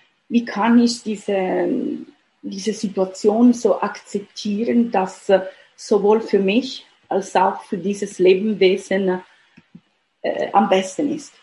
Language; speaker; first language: German; non-native, fluent; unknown